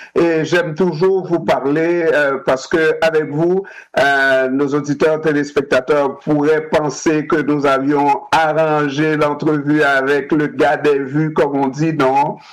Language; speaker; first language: French; non-native, local second language; Haitian Creole